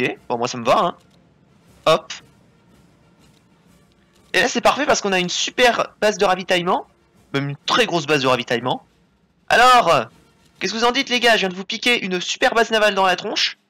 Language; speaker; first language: French; native; French